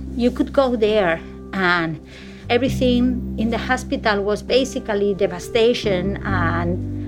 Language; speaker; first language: English; non-native, fluent; Spanish